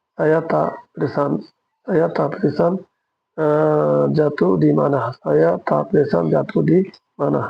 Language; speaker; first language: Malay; non-native, fluent; Bangla